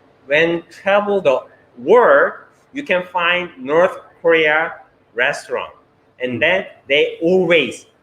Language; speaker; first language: English; non-native, learner; Korean